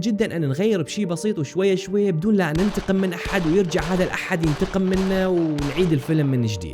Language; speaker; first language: Arabic; native; Arabic